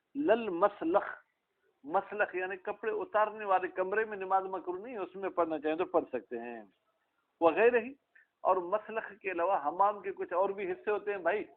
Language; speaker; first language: Urdu; non-native, local second language; Sindhi